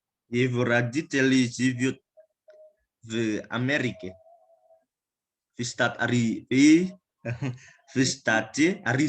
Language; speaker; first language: Russian; non-native, learner; Indonesian